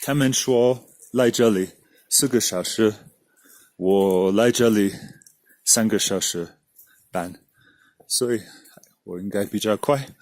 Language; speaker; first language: Chinese; non-native, learner; English